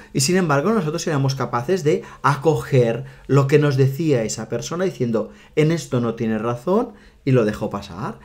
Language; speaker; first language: Spanish; non-native, local second language; Catalan